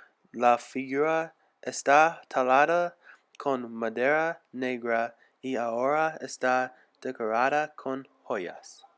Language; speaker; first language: Spanish; non-native, learner; English